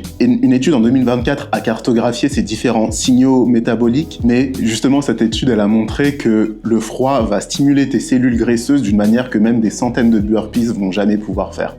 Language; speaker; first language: French; native; French